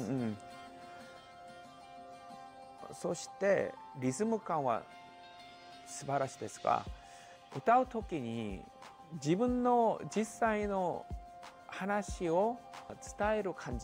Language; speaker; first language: Japanese; non-native, learner; Korean